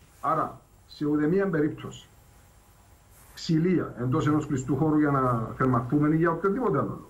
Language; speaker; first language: Greek; native; Greek